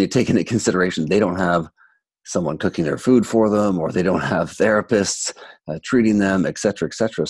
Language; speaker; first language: English; native; English